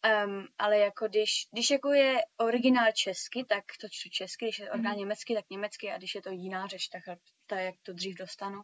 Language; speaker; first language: Czech; early bilingual, heritage; Czech